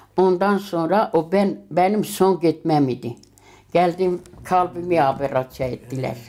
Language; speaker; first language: Turkish; early bilingual, heritage; Turkish